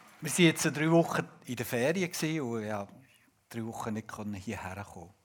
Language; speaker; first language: German; native; German